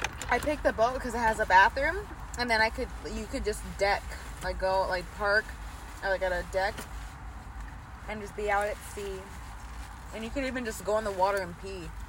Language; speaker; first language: English; early bilingual, other home language; Spanish